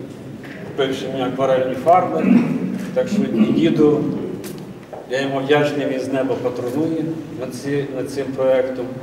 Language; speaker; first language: Ukrainian; native; Ukrainian